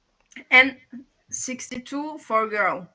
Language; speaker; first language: English; non-native, local second language; Turkish